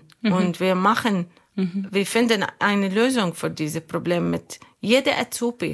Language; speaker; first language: German; non-native, fluent; Arabic